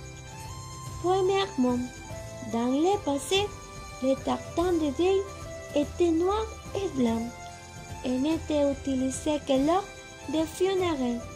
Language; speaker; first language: French; non-native, learner; Spanish